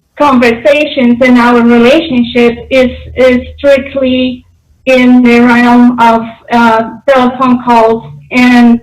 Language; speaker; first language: English; non-native, fluent; Polish